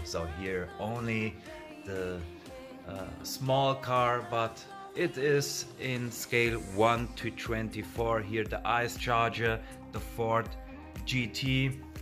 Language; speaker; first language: English; non-native, learner; German